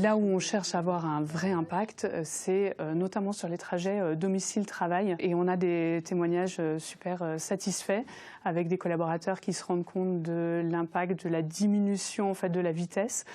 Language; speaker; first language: French; native; French